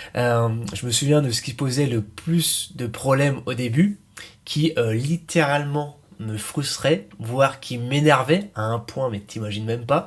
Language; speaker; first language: French; native; French